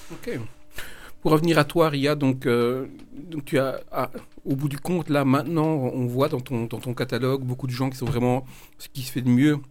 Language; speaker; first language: French; native; French